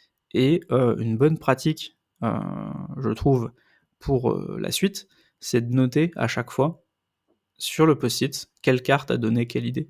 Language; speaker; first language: French; native; French